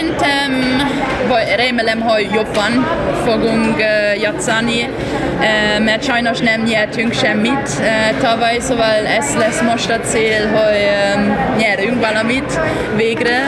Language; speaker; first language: Hungarian; non-native, learner; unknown